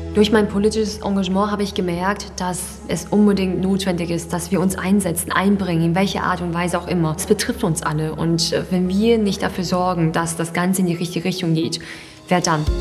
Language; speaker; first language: German; early bilingual, other home language; Chinese